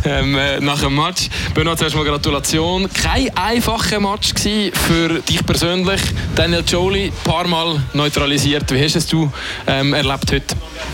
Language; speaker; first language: German; native; German